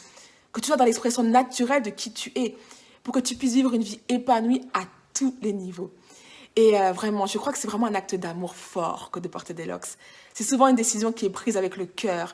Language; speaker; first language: French; native; French